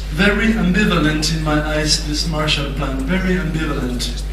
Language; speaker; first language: English; non-native, fluent; French